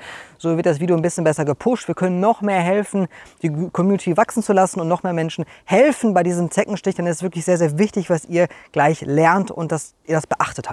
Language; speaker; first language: German; native; German